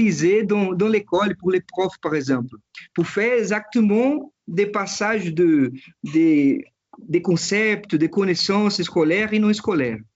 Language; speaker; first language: French; non-native, fluent; Portuguese